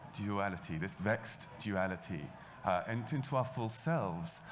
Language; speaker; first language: English; native; English